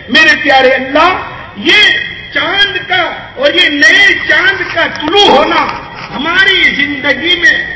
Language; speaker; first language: Urdu; non-native, local second language; Gujarati